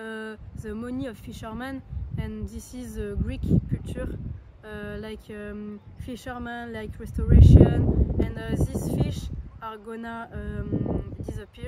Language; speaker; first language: English; non-native, learner; French